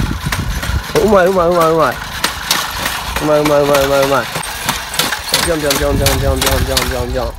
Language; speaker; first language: Japanese; native; Japanese